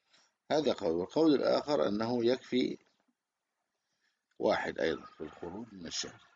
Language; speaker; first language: Arabic; native; Arabic